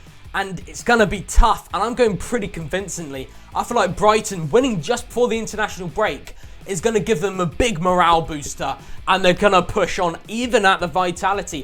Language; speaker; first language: English; native; English